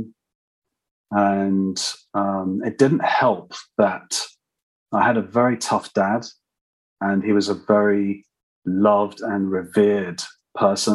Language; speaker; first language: English; native; English